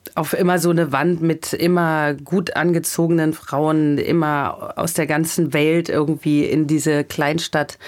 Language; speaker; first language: German; native; German